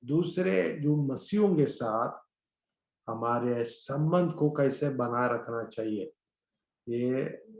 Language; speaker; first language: Hindi; non-native, local second language; Malayalam